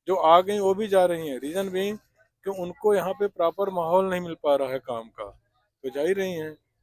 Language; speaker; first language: Hindi; native; Hindi